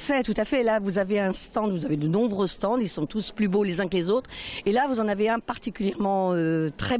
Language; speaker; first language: French; native; French